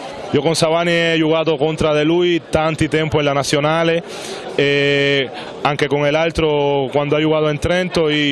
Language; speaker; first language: Italian; non-native, learner; Spanish